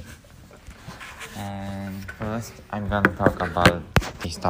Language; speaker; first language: English; non-native, learner; Japanese